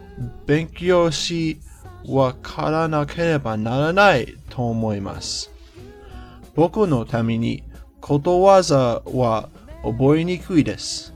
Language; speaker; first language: Japanese; non-native, learner; English